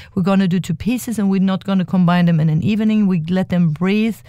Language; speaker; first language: English; early bilingual, other home language; German